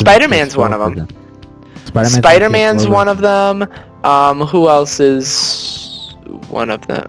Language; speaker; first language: English; native; English